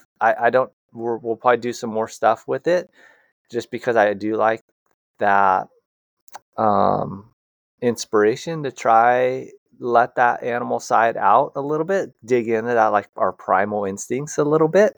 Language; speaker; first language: English; native; English